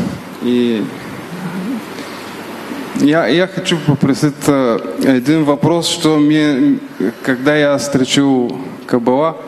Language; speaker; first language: Russian; non-native, learner; Bulgarian